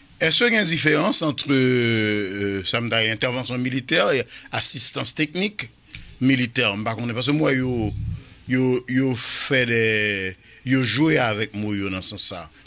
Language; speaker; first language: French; non-native, local second language; Haitian Creole